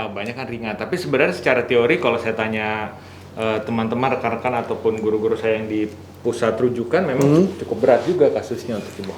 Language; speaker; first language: Indonesian; native; Indonesian